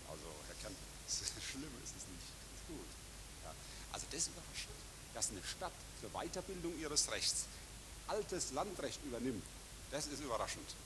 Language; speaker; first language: German; native; German